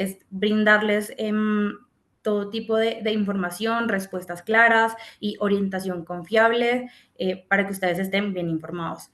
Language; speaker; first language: Spanish; native; Spanish